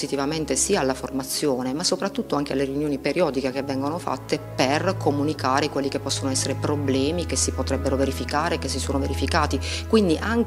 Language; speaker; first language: Italian; native; Italian